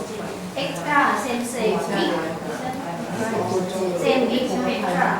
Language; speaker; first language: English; non-native, learner; Thai